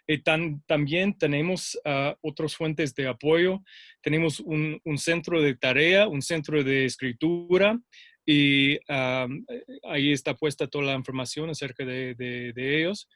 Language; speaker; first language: Spanish; non-native, fluent; English